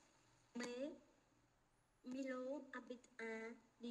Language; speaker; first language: French; non-native, learner; Khmer